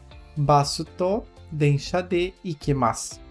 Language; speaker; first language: Japanese; non-native, learner; Portuguese